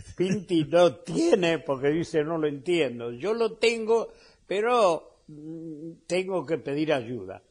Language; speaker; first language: Spanish; native; Spanish